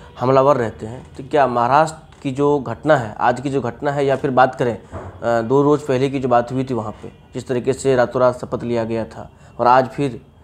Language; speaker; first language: Hindi; native; Hindi